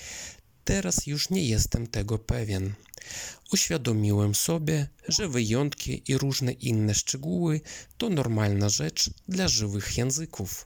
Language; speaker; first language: Polish; non-native, fluent; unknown